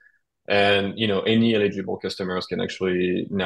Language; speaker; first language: English; non-native, fluent; French